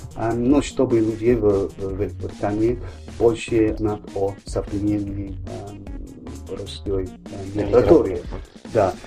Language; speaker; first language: Russian; non-native, learner; English